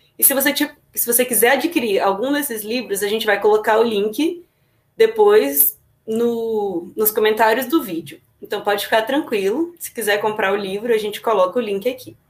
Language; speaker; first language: Portuguese; native; Portuguese